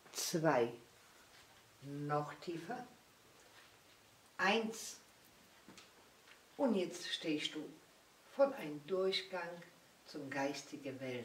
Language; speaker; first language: German; non-native, learner; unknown